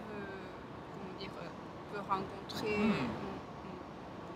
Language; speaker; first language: French; non-native, fluent; Japanese